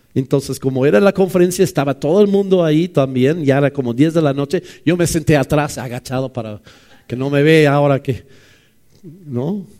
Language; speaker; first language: Spanish; non-native, fluent; English